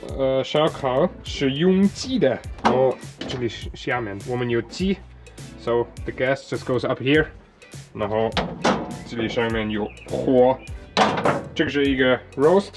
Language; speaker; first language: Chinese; non-native, fluent; German